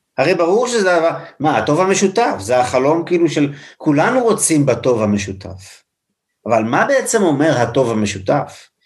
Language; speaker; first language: Hebrew; native; Hebrew